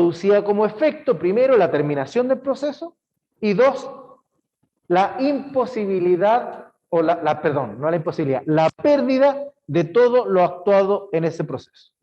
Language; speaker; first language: Spanish; native; Spanish